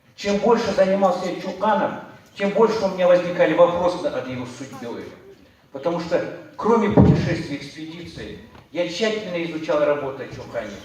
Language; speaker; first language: Russian; non-native, local second language; Uyghur